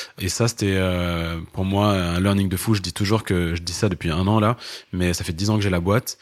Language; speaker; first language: French; non-native, local second language; Arabic